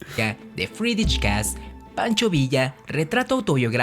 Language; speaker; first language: Spanish; native; Spanish